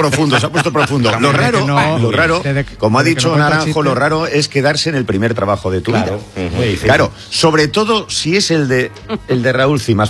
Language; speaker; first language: Spanish; native; Spanish